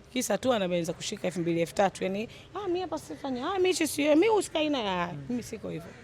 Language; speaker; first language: Swahili; native; Swahili